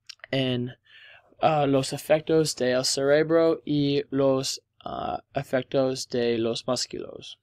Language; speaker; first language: Spanish; non-native, learner; English